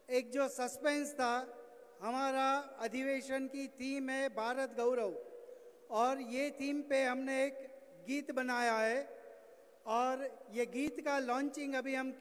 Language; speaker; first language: Hindi; non-native, local second language; Gujarati